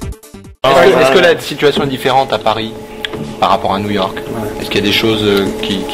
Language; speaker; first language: French; native; French